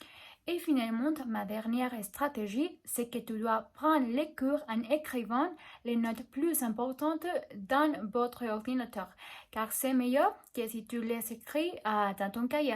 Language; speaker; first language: French; non-native, learner; Spanish